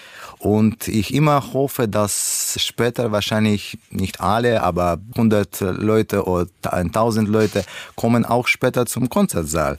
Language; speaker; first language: German; non-native, learner; Russian